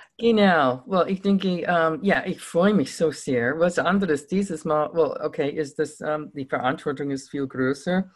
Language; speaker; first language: German; non-native, fluent; English